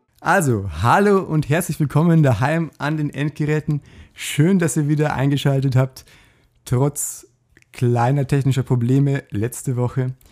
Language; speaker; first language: German; native; German